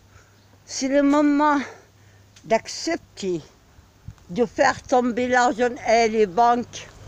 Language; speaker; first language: French; non-native, learner; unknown